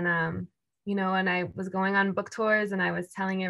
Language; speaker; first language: English; native; English